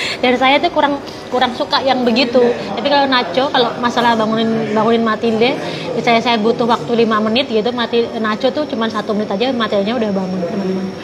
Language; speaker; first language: Indonesian; non-native, local second language; Javanese